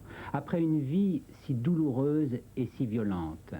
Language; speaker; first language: French; native; French